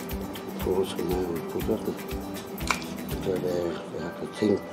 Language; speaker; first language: English; non-native, learner; Vietnamese